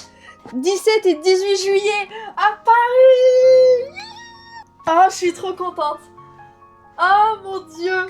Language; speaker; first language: French; native; French